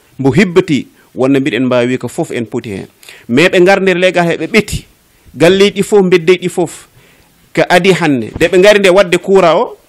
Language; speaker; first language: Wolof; non-native, local second language; Fula